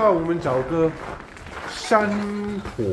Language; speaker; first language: Chinese; non-native, learner; English